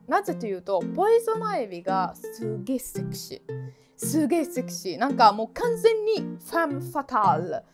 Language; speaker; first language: Japanese; non-native, fluent; Italian